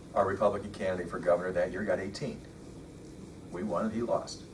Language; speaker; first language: English; native; English